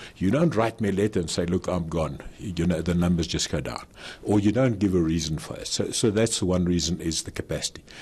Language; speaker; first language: English; non-native, local second language; Afrikaans